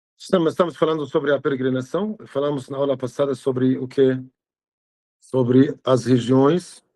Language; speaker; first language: Portuguese; non-native, fluent; Arabic